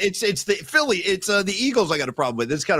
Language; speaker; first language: English; native; English